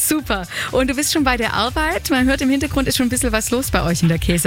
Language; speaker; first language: German; native; German